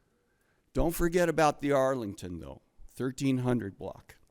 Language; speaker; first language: English; native; English